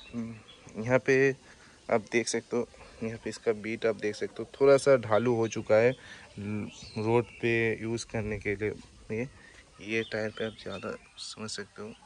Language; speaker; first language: Hindi; non-native, local second language; Bangla